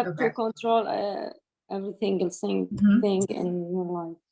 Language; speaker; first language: English; non-native, learner; Arabic